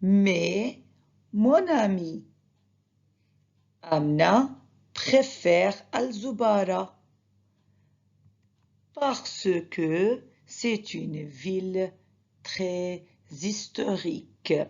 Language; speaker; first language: French; non-native, fluent; Arabic